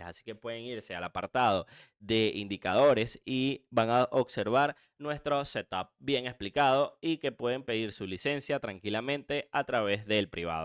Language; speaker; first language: Spanish; native; Spanish